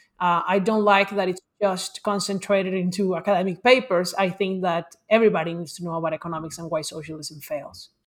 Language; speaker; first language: English; non-native, fluent; Spanish